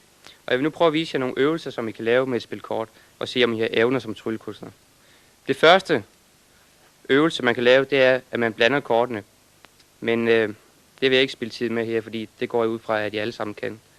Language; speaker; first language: Danish; native; Danish